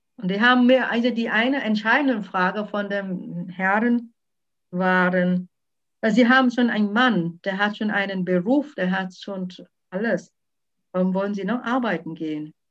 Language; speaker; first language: German; non-native, fluent; Vietnamese